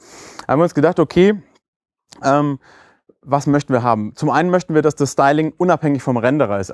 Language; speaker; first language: German; native; German